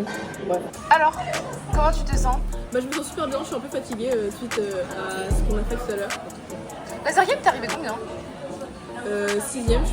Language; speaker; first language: French; native; French